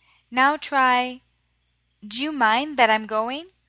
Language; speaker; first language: English; native; English